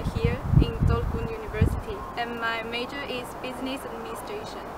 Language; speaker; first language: English; non-native, fluent; Chinese